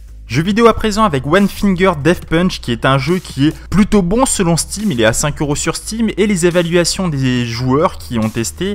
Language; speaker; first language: French; native; French